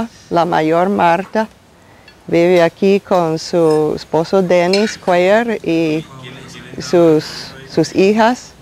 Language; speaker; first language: Spanish; non-native, fluent; English